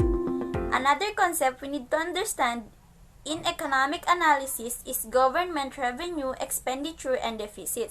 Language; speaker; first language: English; non-native, local second language; Filipino